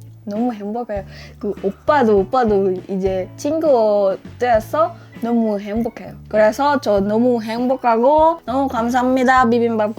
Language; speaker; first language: Korean; non-native, learner; Filipino